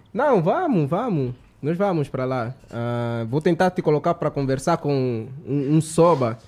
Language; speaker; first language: Portuguese; native; Portuguese